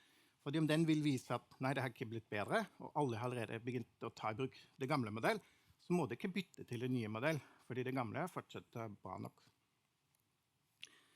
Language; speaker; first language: Norwegian; non-native, fluent; German